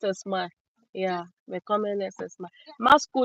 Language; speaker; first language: German; non-native, learner; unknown